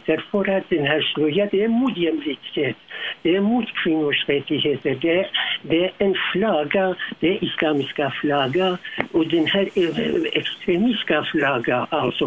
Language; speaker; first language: Swedish; non-native, learner; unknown